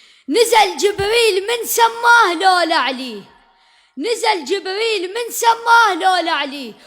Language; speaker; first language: Arabic; native; Arabic